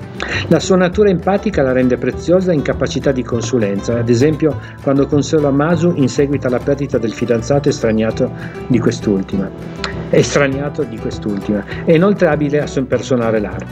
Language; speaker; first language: Italian; native; Italian